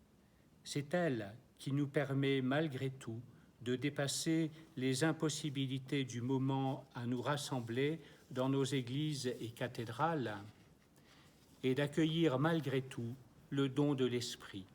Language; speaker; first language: French; native; French